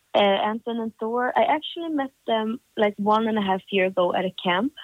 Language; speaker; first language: English; non-native, fluent; Swedish